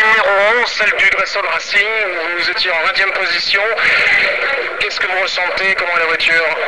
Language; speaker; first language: French; native; French